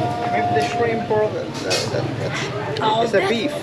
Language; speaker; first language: English; non-native, fluent; Swedish